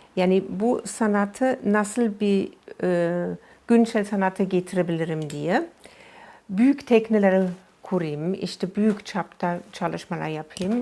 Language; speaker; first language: Turkish; non-native, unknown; German